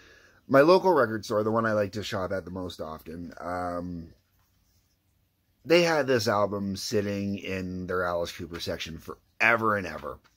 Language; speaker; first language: English; native; English